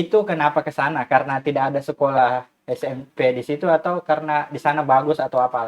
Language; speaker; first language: Indonesian; native; Indonesian